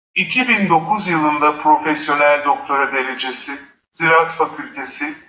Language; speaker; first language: Turkish; non-native, fluent; Arabic